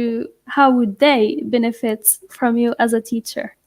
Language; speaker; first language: English; non-native, fluent; Arabic